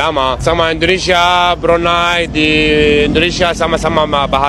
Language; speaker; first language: Indonesian; non-native, fluent; Arabic